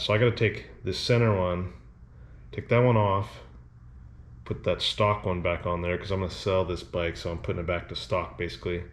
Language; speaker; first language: English; native; English